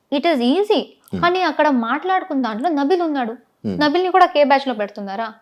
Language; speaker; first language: Telugu; non-native, local second language; Tamil